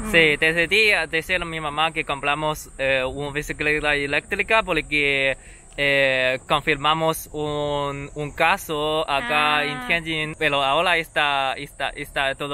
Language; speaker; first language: Spanish; non-native, learner; Chinese